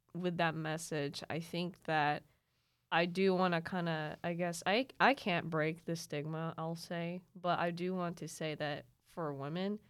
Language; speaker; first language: English; early bilingual, other home language; Cebuano